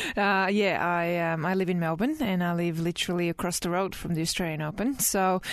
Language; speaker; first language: English; early bilingual, other home language; Croatian